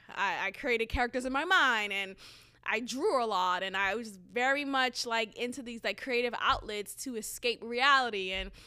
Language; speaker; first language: English; early bilingual, other home language; Haitian Creole